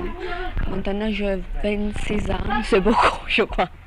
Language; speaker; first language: French; non-native, learner; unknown